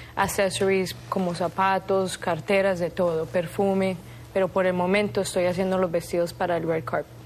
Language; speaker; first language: Spanish; early bilingual, heritage; Spanish